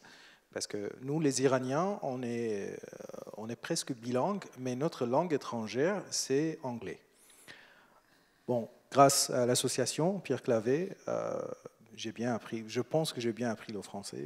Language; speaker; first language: French; non-native, fluent; Persian